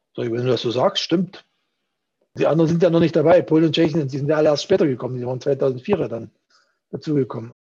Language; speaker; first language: German; non-native, local second language; Upper Sorbian